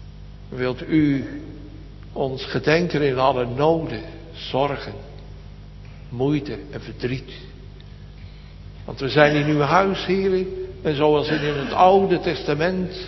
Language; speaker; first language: Dutch; native; Dutch